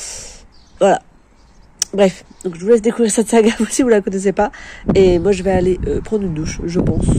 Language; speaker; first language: French; native; French